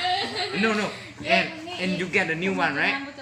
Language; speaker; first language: English; non-native, learner; Hmong